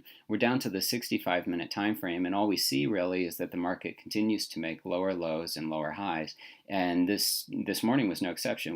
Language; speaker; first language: English; native; English